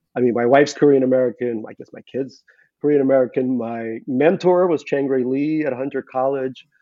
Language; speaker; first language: English; non-native, fluent; Russian